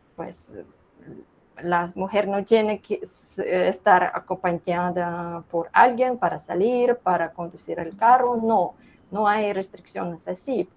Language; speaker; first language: Spanish; non-native, learner; Russian